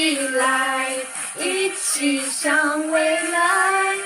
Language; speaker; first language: Chinese; non-native, fluent; Urdu